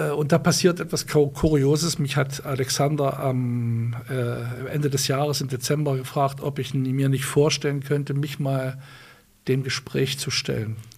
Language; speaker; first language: German; native; German